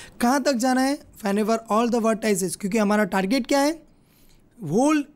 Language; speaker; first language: Hindi; non-native, local second language; Gujarati